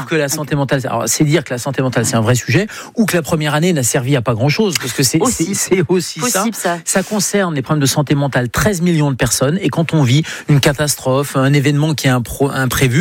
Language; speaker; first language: French; native; French